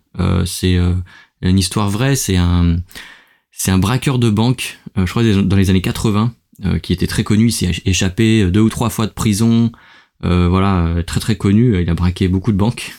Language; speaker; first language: French; native; French